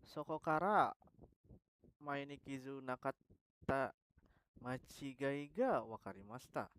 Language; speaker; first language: Japanese; non-native, learner; Indonesian